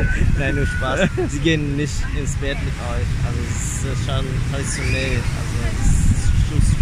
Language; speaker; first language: German; non-native, fluent; Vietnamese